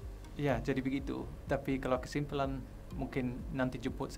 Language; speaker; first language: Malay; non-native, fluent; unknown